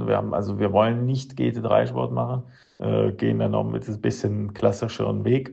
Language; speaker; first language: German; native; German